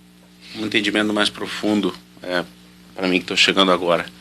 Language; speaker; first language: Portuguese; native; Portuguese